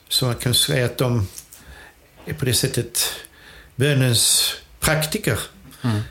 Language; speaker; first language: Swedish; native; Swedish